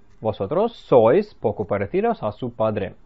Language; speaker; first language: Spanish; non-native, fluent; Russian